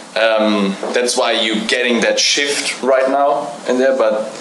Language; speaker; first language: English; non-native, fluent; German